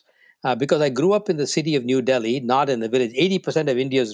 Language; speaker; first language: English; non-native, local second language; Tamil